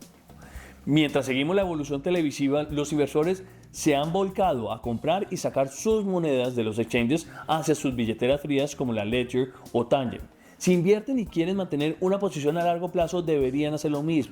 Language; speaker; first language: Spanish; native; Spanish